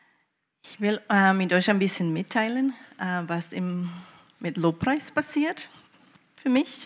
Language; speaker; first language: German; early bilingual, heritage; German